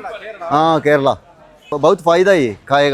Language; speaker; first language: Hindi; non-native, local second language; Malayalam